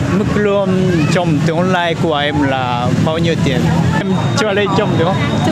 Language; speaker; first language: Vietnamese; non-native, fluent; Japanese